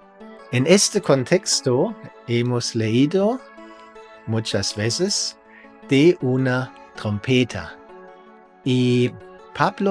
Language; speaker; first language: Spanish; non-native, fluent; German